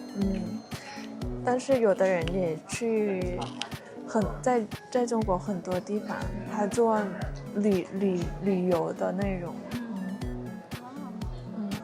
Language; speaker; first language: Chinese; non-native, learner; Thai